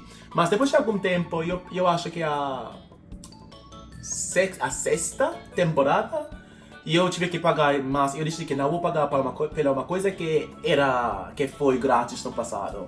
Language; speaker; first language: Portuguese; non-native, fluent; English